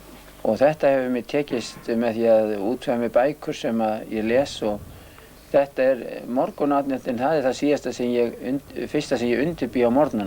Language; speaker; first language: Icelandic; native; Icelandic